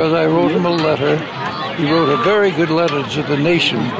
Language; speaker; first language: English; native; English